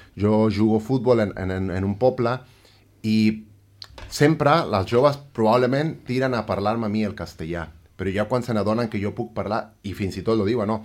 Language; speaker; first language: Catalan; non-native, fluent; Spanish